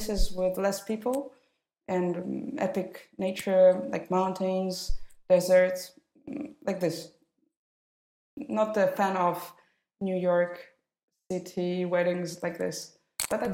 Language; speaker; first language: English; non-native, fluent; Russian